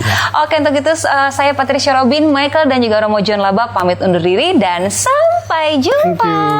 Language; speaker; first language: Indonesian; native; Indonesian